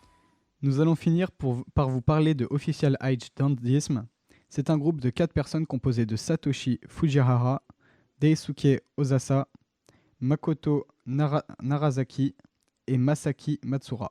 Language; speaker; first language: French; native; French